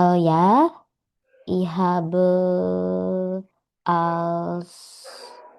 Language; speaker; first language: German; non-native, learner; Indonesian